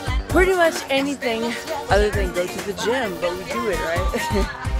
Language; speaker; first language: English; early bilingual, other home language; Spanish